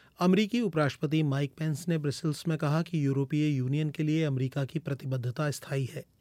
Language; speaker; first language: Hindi; native; Hindi